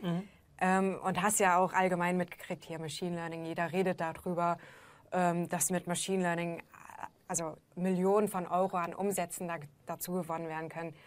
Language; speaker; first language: German; native; German